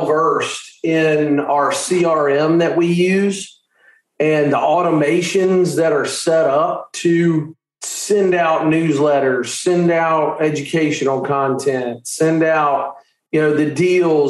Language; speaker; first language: English; native; English